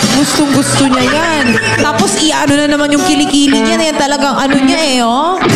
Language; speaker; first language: Filipino; native; Filipino